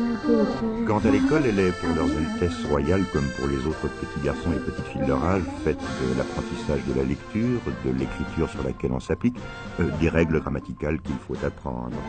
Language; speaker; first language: French; native; French